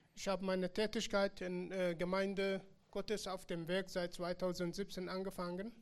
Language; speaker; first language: German; non-native, learner; Persian